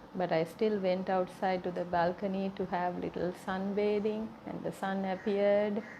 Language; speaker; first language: English; non-native, local second language; Sinhala